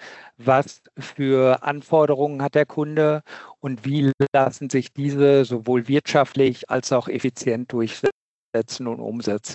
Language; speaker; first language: German; native; German